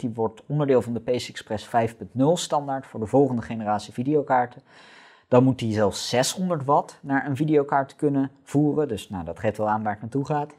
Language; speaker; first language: Dutch; native; Dutch